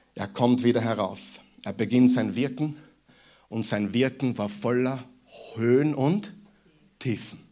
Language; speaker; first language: German; native; German